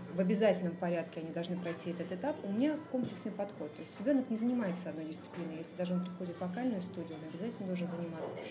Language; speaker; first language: Russian; native; Russian